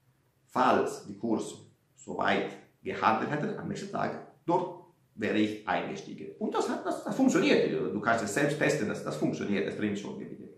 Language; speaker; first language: German; non-native, fluent; Italian